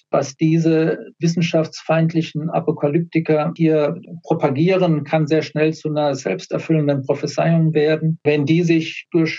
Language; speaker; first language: German; native; German